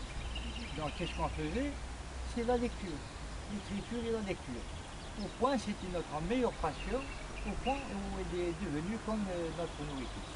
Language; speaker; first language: French; non-native, local second language; Kabyle